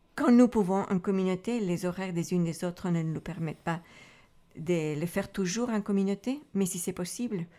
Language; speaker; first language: French; non-native, fluent; Spanish